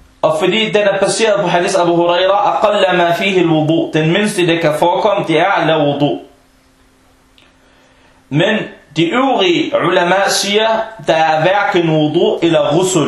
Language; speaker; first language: Danish; early bilingual, other home language; Arabic